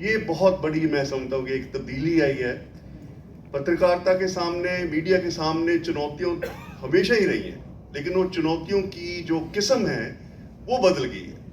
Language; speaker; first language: Hindi; non-native, local second language; Punjabi